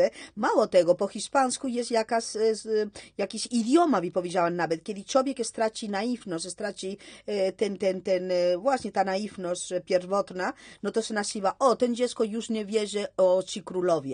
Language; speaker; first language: Polish; non-native, learner; Spanish